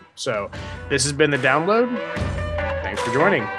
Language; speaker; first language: English; native; English